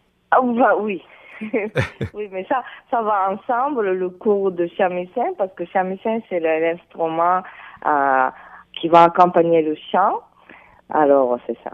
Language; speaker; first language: French; non-native, fluent; Japanese